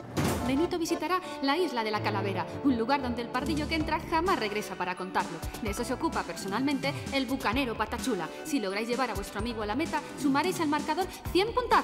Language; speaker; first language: Spanish; native; Spanish